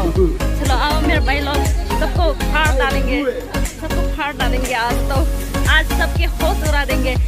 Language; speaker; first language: Hindi; non-native, local second language; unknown